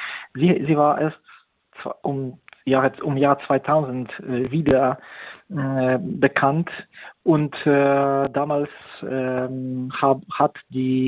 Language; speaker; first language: German; non-native, fluent; Polish